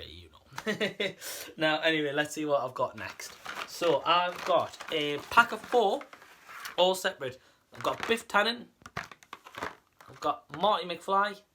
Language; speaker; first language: English; native; English